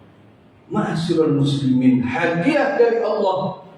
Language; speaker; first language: Indonesian; native; Indonesian